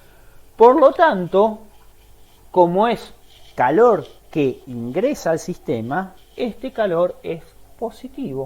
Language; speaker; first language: Spanish; native; Spanish